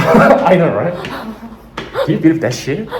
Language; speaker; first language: English; non-native, learner; Korean